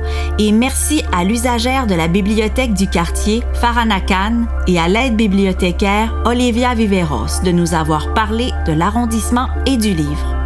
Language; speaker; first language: French; native; French